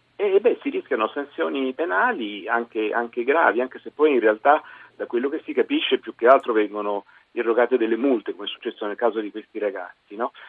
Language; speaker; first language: Italian; native; Italian